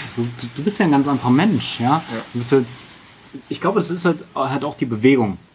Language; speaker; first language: German; native; German